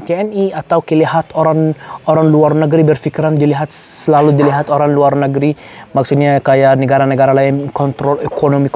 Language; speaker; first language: Indonesian; non-native, fluent; Arabic